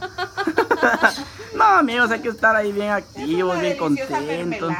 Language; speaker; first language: Spanish; native; Spanish